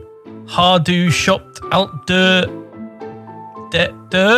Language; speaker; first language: Norwegian; non-native, learner; English